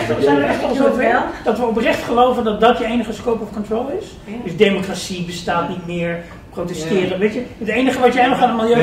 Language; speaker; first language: Dutch; native; Dutch